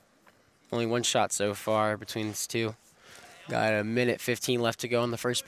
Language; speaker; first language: English; native; English